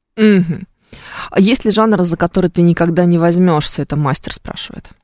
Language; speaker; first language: Russian; native; Russian